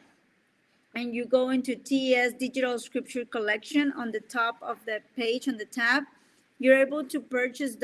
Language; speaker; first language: English; non-native, fluent; Spanish